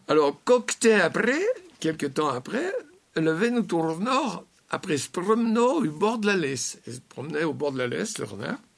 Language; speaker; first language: French; native; French